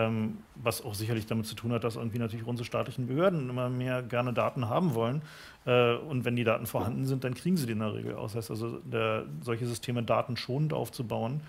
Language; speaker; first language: German; native; German